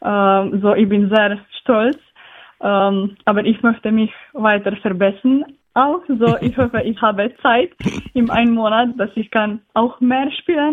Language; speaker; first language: German; non-native, learner; Slovenian